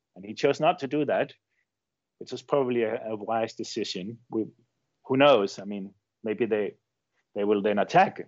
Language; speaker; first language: English; non-native, fluent; Danish